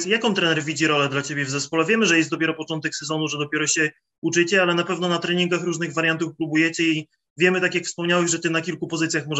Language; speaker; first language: Polish; native; Polish